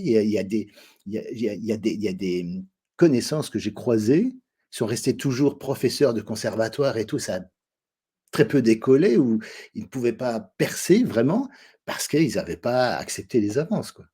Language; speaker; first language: French; native; French